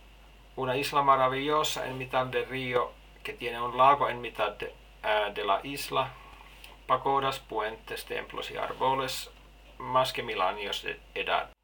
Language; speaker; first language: Spanish; non-native, learner; Finnish